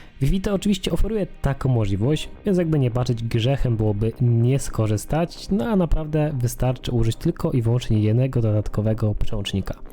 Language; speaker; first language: Polish; native; Polish